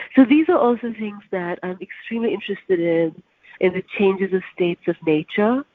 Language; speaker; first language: English; non-native, local second language; Urdu